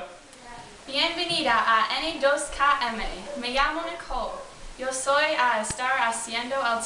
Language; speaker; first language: Spanish; non-native, learner; English